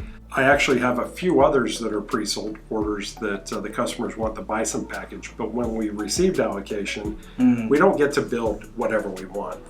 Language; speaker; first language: English; native; English